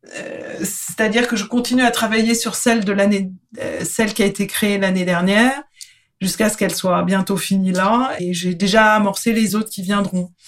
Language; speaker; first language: French; native; French